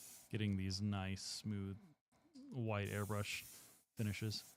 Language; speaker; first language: English; native; English